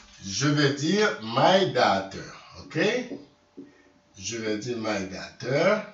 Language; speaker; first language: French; non-native, local second language; Haitian Creole